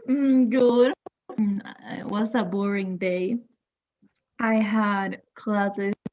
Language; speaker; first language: English; non-native, learner; Spanish